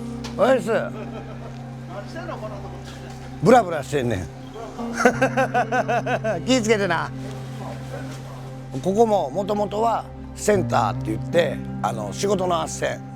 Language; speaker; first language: Japanese; native; Japanese